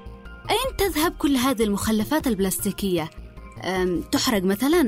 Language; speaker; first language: Arabic; native; Arabic